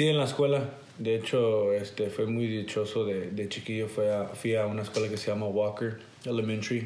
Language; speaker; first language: Spanish; early bilingual, heritage; Spanish